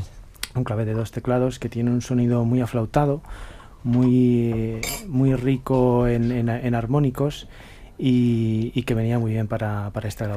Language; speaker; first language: Spanish; native; Spanish